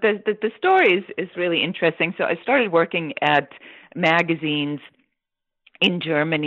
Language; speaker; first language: English; non-native, fluent; German